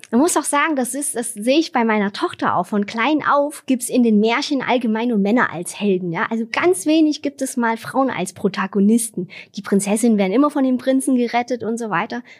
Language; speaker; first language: German; non-native, fluent; Vietnamese